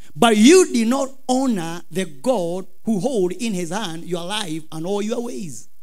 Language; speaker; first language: English; non-native, local second language; Swahili